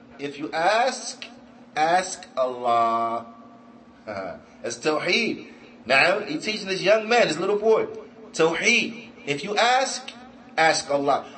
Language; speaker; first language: English; native; English